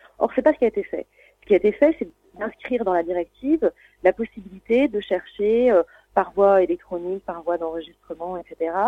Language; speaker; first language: French; native; French